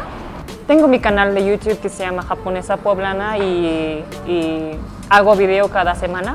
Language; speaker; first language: Spanish; non-native, fluent; Japanese